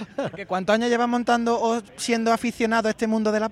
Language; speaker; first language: Spanish; native; Spanish